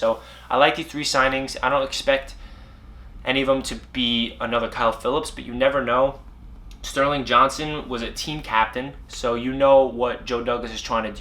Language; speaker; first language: English; native; English